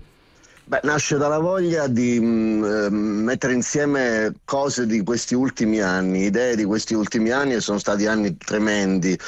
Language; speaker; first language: Italian; native; Italian